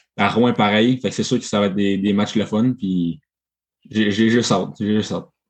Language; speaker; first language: French; native; French